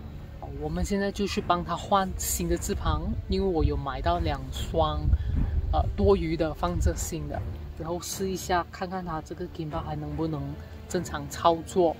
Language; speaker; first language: Chinese; native; Chinese